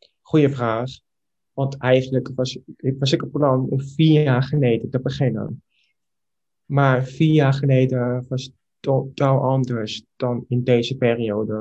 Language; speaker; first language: Dutch; non-native, local second language; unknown